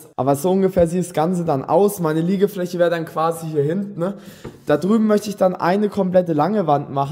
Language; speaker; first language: German; native; German